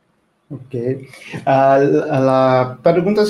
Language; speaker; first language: Spanish; non-native, fluent; Portuguese